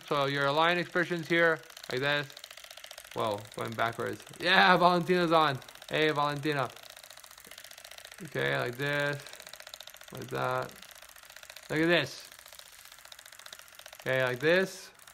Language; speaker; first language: English; native; English